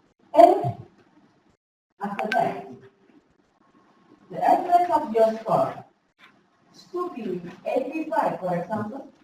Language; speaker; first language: English; non-native, fluent; Indonesian